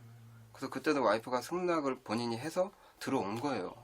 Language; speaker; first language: Korean; native; Korean